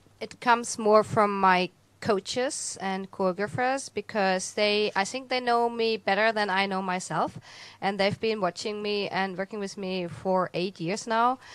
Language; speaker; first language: English; non-native, fluent; Russian